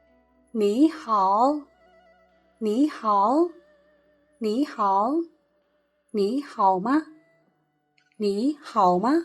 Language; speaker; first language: Chinese; non-native, fluent; Khmer